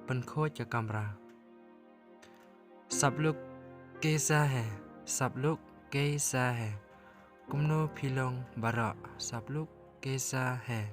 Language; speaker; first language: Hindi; non-native, local second language; Khasi